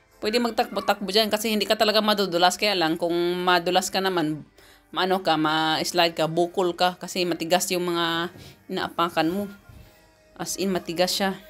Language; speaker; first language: Filipino; native; Filipino